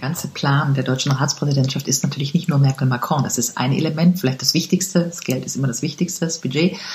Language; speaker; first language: German; native; German